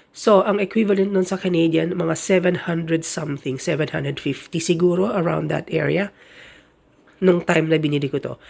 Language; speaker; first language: Filipino; native; Filipino